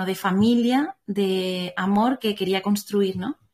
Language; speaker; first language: Spanish; native; Spanish